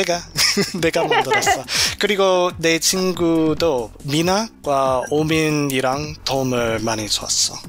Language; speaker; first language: Korean; non-native, learner; English